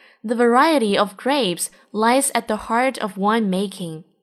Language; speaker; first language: English; non-native, fluent; Chinese